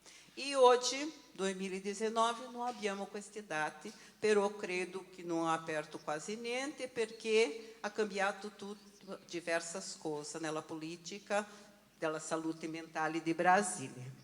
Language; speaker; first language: Italian; non-native, learner; Portuguese